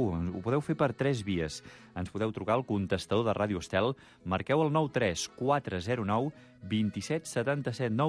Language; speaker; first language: Catalan; native; Catalan